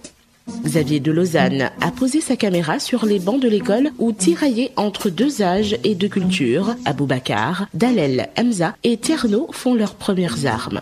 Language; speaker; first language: French; native; French